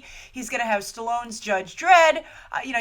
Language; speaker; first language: English; native; English